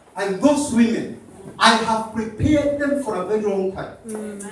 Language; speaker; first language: English; non-native, local second language; Swahili